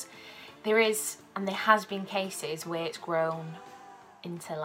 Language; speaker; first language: English; native; English